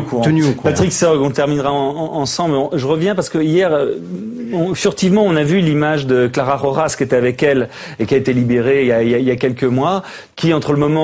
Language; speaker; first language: French; native; French